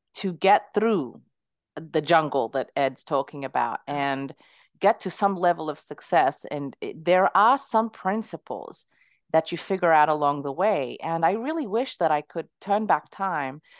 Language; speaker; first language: English; early bilingual, other home language; Spanish